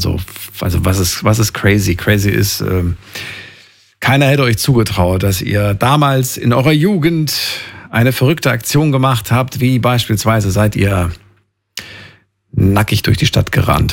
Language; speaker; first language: German; native; German